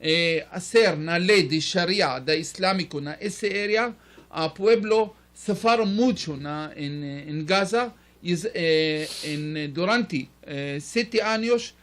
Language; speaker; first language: Spanish; non-native, learner; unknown